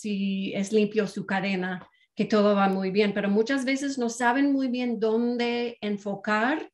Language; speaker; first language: Spanish; non-native, fluent; English